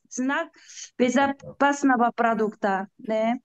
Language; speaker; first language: Russian; non-native, learner; Korean